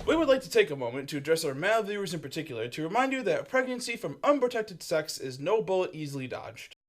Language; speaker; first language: English; native; English